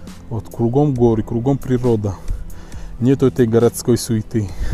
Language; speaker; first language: Russian; non-native, fluent; Tajik